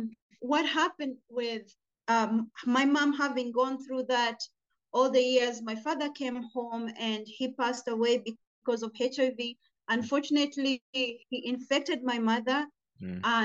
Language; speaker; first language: English; non-native, local second language; Luyia